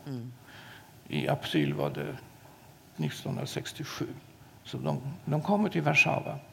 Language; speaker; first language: Swedish; non-native, fluent; Polish